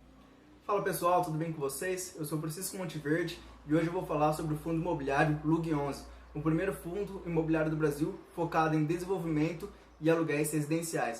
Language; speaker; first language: Portuguese; native; Portuguese